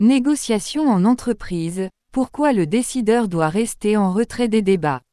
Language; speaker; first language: French; native; French